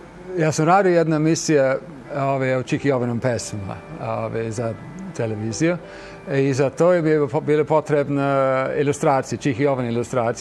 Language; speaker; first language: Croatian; non-native, fluent; English